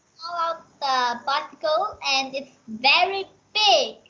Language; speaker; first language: English; non-native, learner; Vietnamese